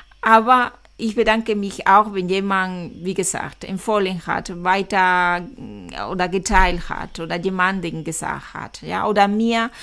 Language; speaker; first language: German; non-native, fluent; Spanish